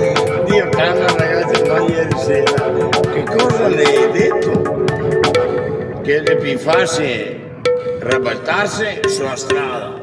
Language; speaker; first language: Italian; non-native, local second language; Venetian